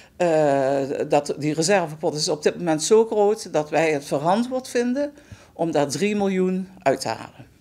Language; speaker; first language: Dutch; native; Dutch